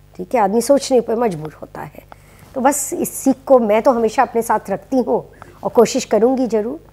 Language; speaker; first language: Hindi; native; Hindi